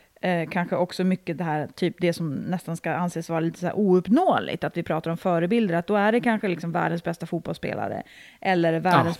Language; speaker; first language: Swedish; native; Swedish